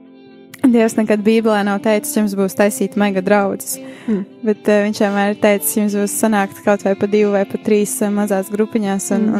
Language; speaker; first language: Latvian; native; Latvian